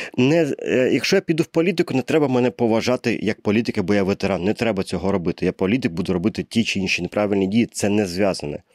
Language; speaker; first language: Ukrainian; non-native, local second language; Russian